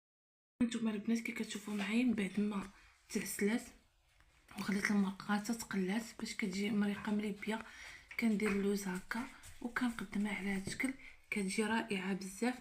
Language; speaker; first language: Arabic; native; Arabic